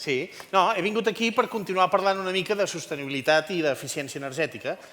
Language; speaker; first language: Catalan; native; Catalan